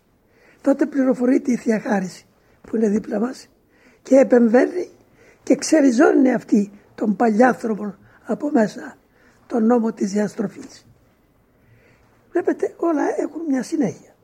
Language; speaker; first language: Greek; native; Greek